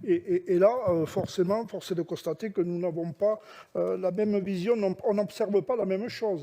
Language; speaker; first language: French; native; French